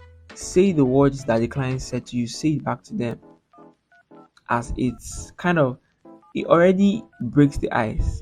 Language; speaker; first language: English; non-native, local second language; Yoruba